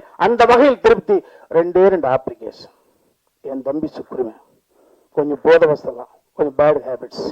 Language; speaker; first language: Tamil; native; Tamil